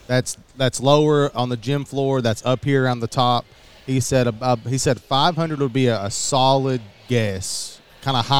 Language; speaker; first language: English; native; English